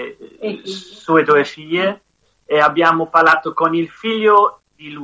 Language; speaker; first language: Italian; non-native, learner; English